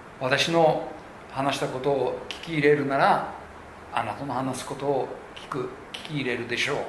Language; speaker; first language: Japanese; non-native, local second language; English